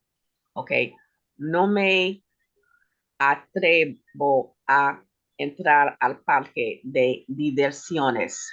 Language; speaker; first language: Spanish; non-native, learner; English